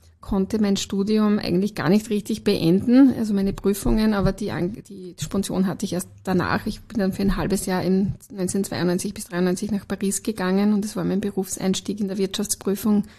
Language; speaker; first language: German; native; German